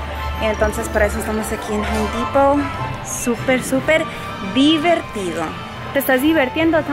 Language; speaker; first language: Spanish; early bilingual, heritage; Spanish